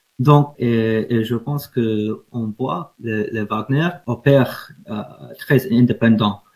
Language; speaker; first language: French; non-native, learner; English